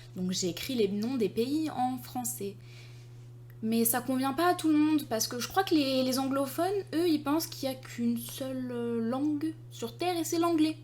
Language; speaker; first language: French; native; French